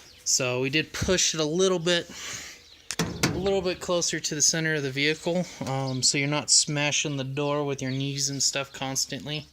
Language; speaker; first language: English; native; English